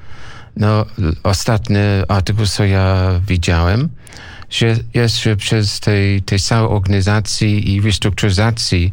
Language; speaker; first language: Polish; non-native, learner; English